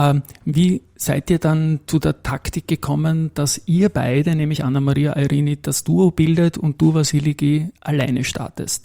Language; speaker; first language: German; native; German